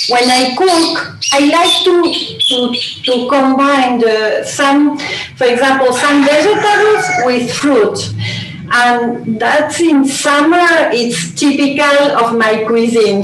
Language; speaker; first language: English; non-native, learner; Spanish